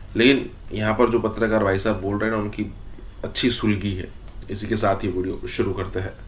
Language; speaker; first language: Hindi; native; Hindi